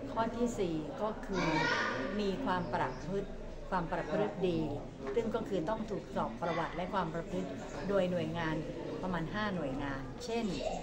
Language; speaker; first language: Thai; native; Thai